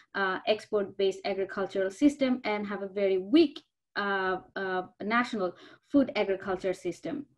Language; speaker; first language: English; non-native, local second language; Bangla